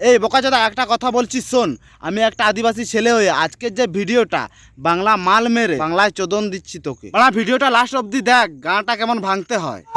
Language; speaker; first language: Bangla; non-native, local second language; Santali